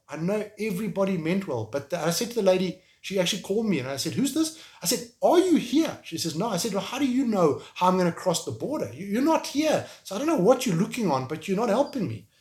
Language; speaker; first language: English; native; English